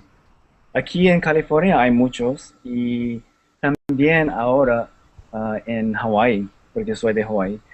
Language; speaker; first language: Spanish; non-native, learner; English